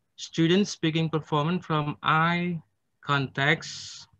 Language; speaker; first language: English; non-native, fluent; Indonesian